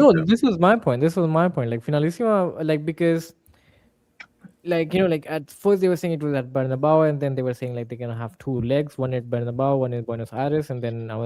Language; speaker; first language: English; non-native, fluent; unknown